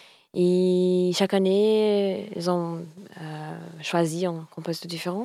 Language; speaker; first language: French; non-native, learner; Portuguese